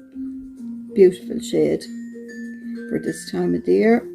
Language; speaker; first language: English; native; English